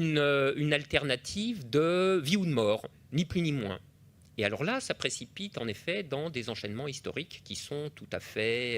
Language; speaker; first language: French; native; French